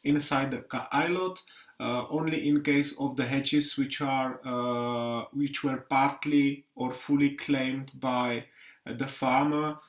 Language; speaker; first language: English; non-native, fluent; Czech